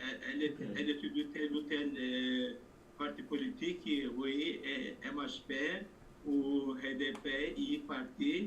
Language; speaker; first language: French; non-native, fluent; Turkish